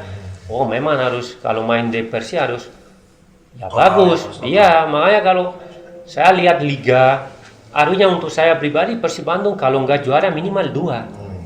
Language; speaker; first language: Indonesian; non-native, learner; Spanish